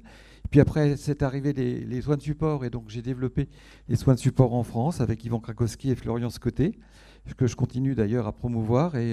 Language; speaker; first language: French; native; French